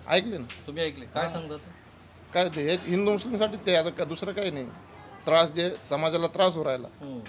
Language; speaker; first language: Marathi; non-native, local second language; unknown